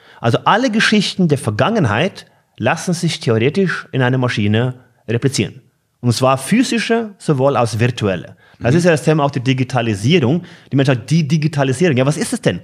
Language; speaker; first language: German; non-native, fluent; Norwegian